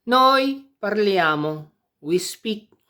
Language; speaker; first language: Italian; non-native, fluent; Filipino